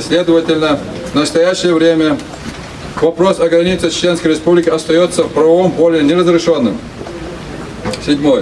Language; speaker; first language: Russian; non-native, local second language; Ingush